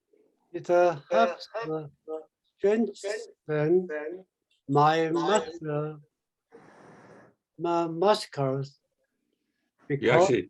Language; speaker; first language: English; non-native, learner; Chinese